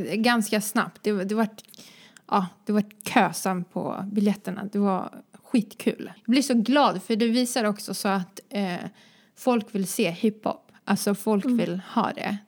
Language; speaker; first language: Swedish; early bilingual, other home language; Croatian